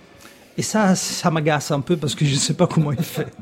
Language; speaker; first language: French; non-native, fluent; Italian